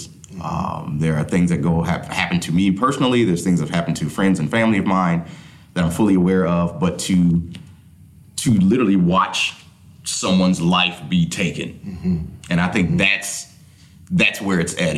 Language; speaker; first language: English; native; English